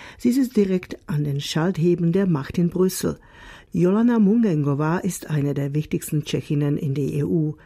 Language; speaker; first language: German; non-native, fluent; Czech